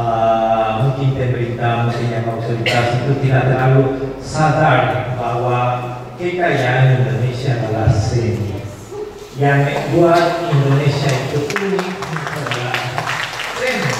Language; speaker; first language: Indonesian; non-native, fluent; Spanish